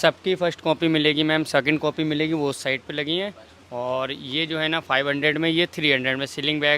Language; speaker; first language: Hindi; native; Hindi